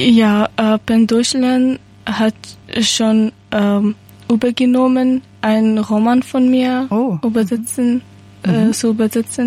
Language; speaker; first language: German; non-native, learner; Persian